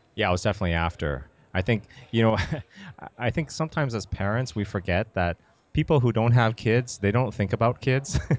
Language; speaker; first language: English; native; English